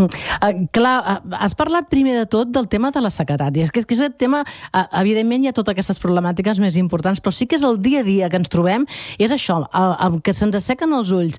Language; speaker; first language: Catalan; native; Catalan